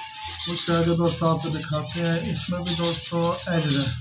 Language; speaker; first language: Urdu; non-native, local second language; Punjabi